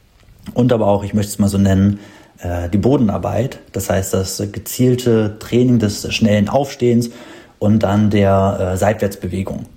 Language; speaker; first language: German; native; German